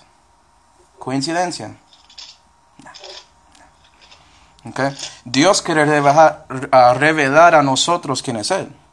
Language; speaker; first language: Spanish; non-native, fluent; English